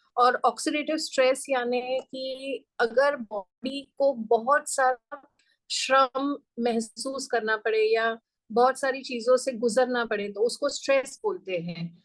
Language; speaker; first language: Hindi; non-native, local second language; Gujarati